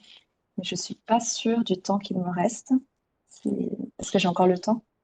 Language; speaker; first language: French; native; French